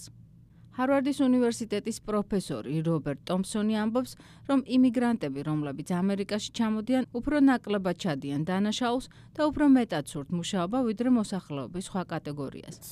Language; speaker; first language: Georgian; native; Georgian